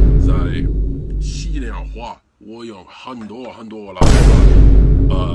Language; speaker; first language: Chinese; non-native, learner; English